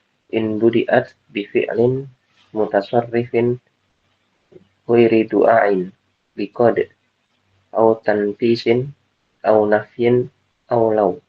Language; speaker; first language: Arabic; non-native, learner; Indonesian